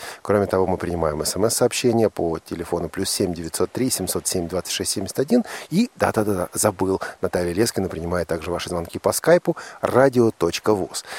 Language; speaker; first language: Russian; native; Russian